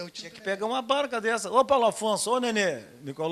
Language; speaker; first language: Portuguese; native; Portuguese